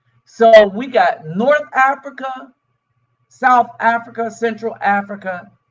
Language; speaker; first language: English; native; English